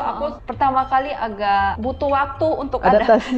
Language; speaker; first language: Indonesian; early bilingual, other home language; Korean